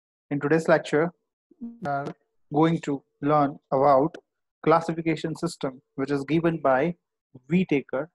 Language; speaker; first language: English; non-native, local second language; Gujarati